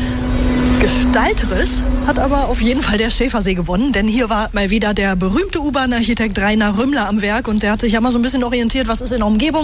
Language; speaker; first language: German; native; German